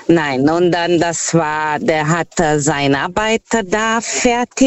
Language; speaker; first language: German; non-native, learner; Portuguese